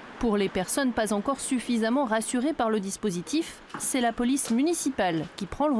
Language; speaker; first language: French; native; French